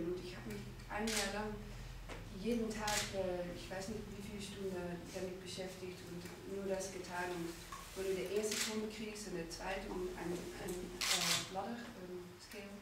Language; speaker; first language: German; non-native, fluent; Dutch